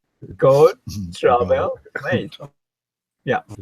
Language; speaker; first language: English; non-native, learner; Japanese